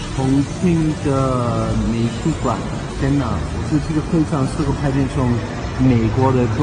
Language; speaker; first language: Chinese; non-native, fluent; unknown